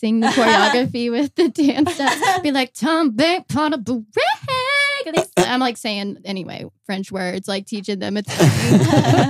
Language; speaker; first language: English; native; English